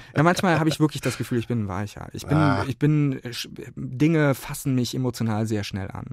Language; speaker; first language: German; native; German